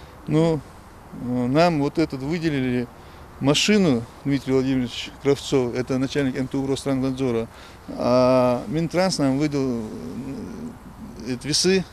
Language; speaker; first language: Russian; non-native, local second language; Ingush